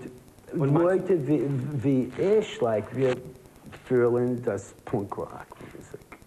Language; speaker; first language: German; non-native, learner; English